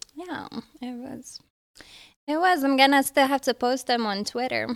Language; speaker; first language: English; early bilingual, other home language; Arabic